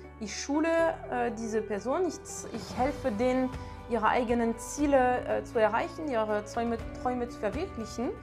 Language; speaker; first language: German; non-native, fluent; French